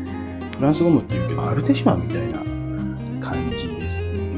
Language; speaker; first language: Japanese; native; Japanese